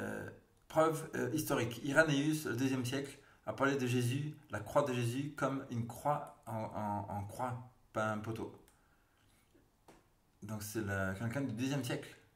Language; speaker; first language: French; native; French